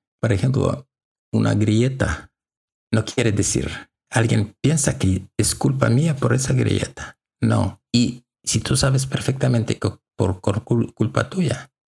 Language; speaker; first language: Spanish; non-native, learner; Russian